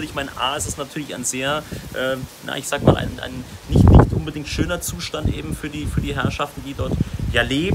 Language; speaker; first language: German; native; German